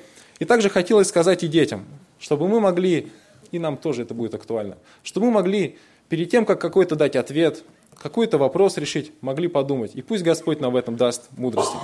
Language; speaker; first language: Russian; native; Russian